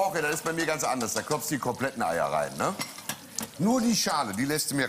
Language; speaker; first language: German; native; German